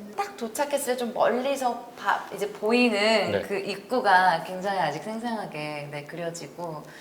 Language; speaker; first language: Korean; non-native, fluent; French